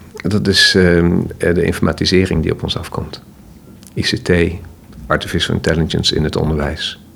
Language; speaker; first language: Dutch; native; Dutch